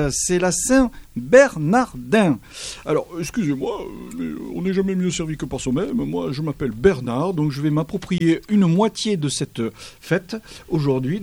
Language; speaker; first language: French; native; French